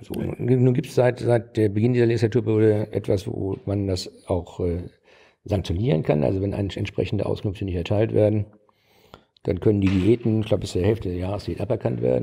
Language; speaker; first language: German; native; German